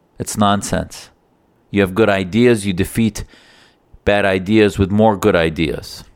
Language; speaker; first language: English; native; English